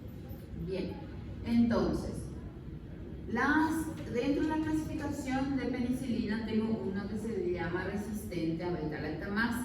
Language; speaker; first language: Spanish; native; Spanish